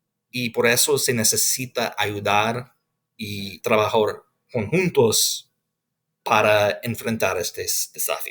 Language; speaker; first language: Spanish; non-native, fluent; English